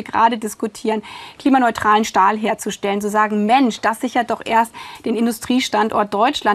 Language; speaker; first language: German; native; German